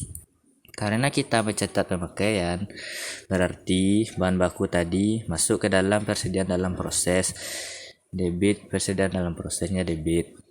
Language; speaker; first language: Indonesian; native; Indonesian